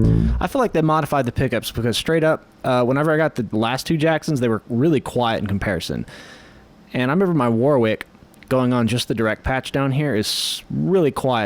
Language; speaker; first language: English; native; English